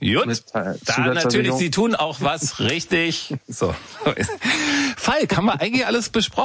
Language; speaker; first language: German; native; German